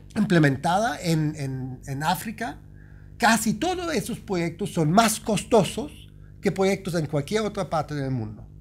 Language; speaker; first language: Spanish; non-native, fluent; German